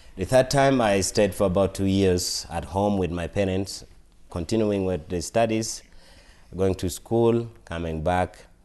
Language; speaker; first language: English; non-native, local second language; Acoli